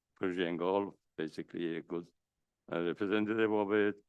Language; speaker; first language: English; non-native, fluent; Persian